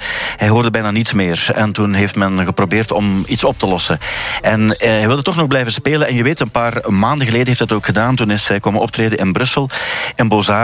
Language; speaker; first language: Dutch; native; Dutch